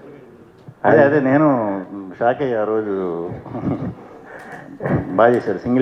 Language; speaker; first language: Telugu; native; Telugu